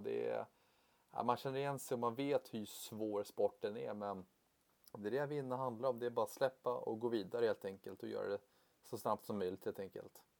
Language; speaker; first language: Swedish; native; Swedish